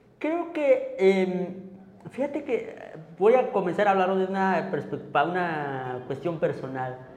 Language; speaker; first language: Spanish; non-native, local second language; Tzotzil